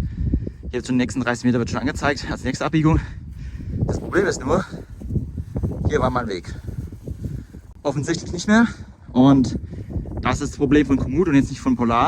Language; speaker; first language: German; native; German